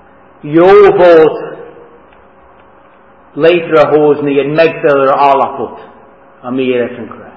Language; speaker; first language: Hungarian; non-native, fluent; English